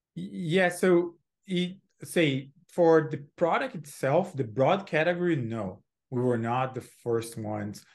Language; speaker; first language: English; non-native, fluent; Portuguese